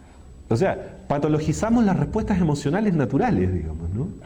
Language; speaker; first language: Spanish; native; Spanish